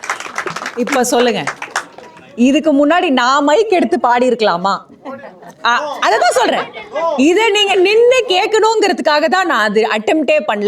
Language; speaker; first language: Tamil; native; Tamil